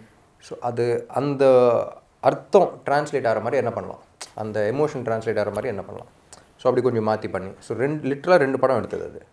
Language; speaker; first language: Tamil; non-native, local second language; Telugu